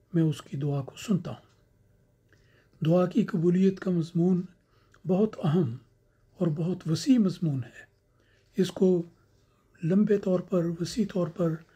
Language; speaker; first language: Urdu; native; Urdu